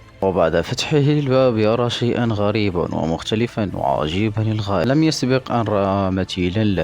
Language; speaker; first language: Arabic; native; Arabic